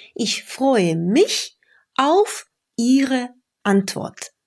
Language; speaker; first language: German; non-native, fluent; Russian